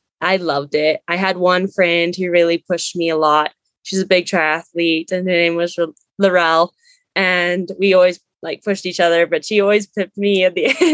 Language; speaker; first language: English; native; English